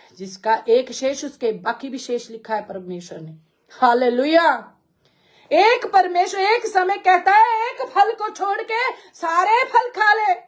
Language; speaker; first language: Hindi; non-native, local second language; Punjabi